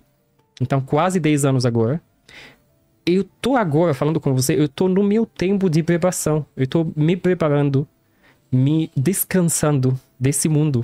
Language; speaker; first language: Portuguese; non-native, learner; Arabic